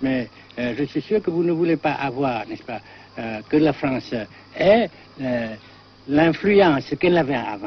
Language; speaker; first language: French; non-native, local second language; Vietnamese